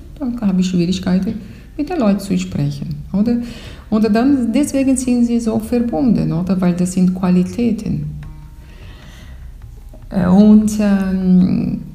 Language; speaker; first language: German; non-native, fluent; Portuguese